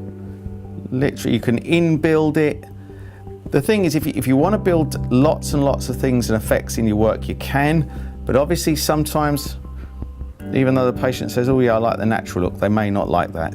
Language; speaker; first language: English; native; English